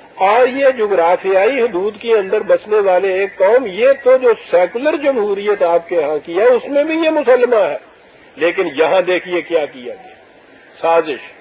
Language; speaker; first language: Urdu; native; Urdu